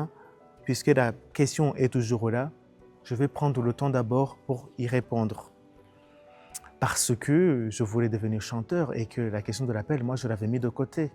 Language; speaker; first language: French; non-native, local second language; Kinyarwanda